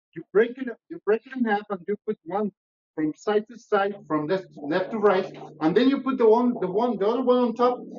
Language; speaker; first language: English; non-native, fluent; Spanish